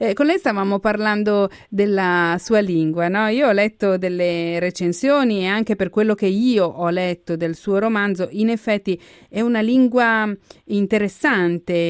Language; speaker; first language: Italian; native; Italian